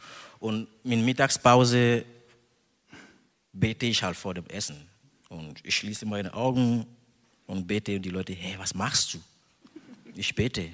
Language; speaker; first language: German; non-native, fluent; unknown